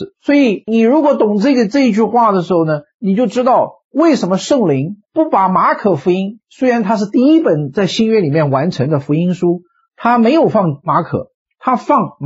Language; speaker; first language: Chinese; native; Chinese